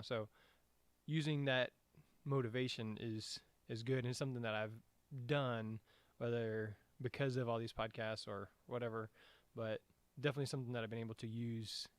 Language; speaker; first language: English; native; English